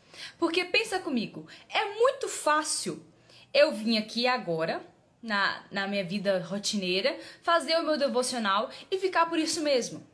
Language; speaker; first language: Portuguese; native; Portuguese